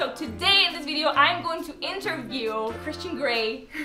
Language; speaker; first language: English; non-native, fluent; Dutch